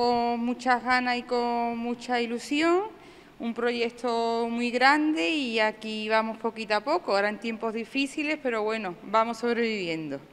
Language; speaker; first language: Spanish; native; Spanish